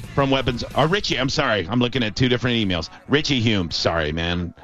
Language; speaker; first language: English; native; English